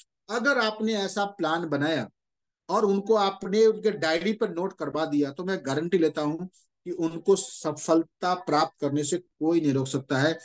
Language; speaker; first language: Hindi; native; Hindi